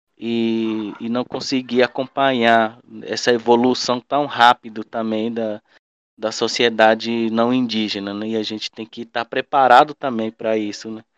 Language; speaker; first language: Portuguese; non-native, local second language; Guarani